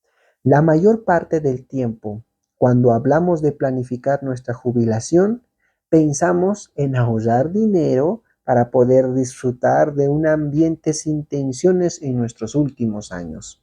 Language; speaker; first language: Spanish; native; Spanish